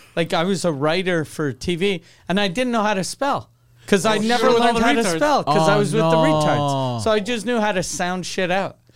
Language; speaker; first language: English; native; English